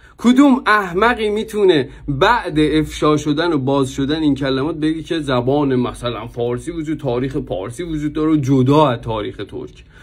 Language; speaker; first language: Persian; non-native, local second language; Azerbaijani